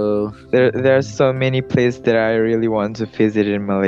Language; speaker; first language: English; non-native, learner; Indonesian